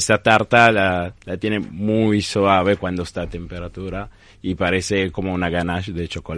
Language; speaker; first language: Spanish; non-native, fluent; Italian